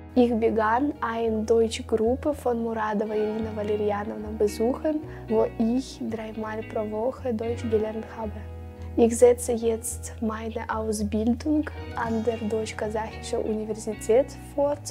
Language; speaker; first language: German; non-native, fluent; Russian